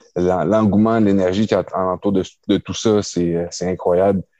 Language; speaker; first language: French; native; French